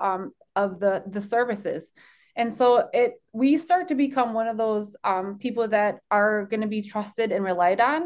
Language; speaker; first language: English; early bilingual, other home language; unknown